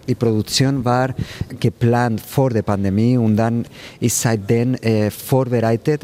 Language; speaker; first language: German; non-native, fluent; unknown